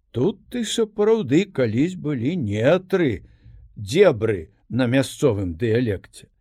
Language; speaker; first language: Belarusian; native; Belarusian